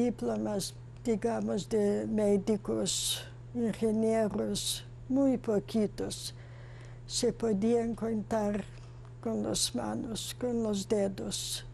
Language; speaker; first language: Spanish; non-native, fluent; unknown